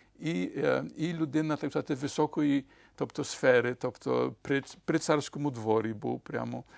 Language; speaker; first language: Ukrainian; early bilingual, heritage; Ukrainian